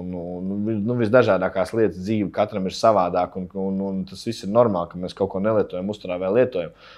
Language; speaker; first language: Latvian; native; Latvian